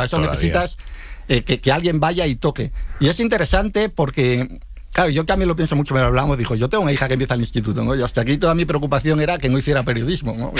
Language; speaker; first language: Spanish; native; Spanish